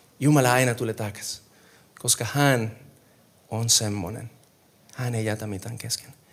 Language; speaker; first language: Finnish; non-native, fluent; Spanish